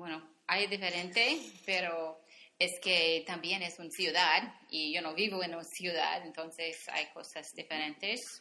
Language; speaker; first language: Spanish; non-native, fluent; English